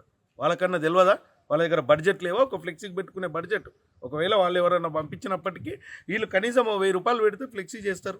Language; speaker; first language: Telugu; native; Telugu